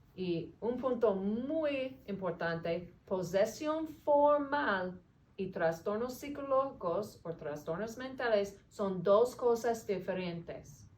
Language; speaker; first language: Spanish; non-native, learner; English